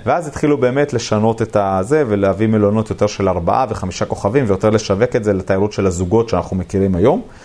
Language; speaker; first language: Hebrew; native; Hebrew